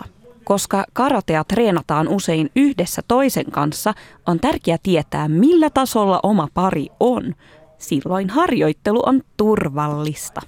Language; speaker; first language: Finnish; native; Finnish